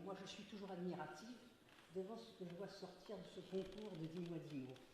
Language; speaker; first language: French; native; French